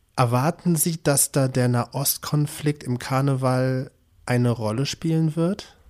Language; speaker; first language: German; native; German